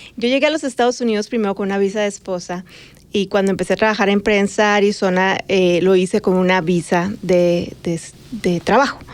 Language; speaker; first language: Spanish; native; Spanish